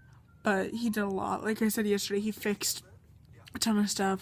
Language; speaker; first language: English; native; English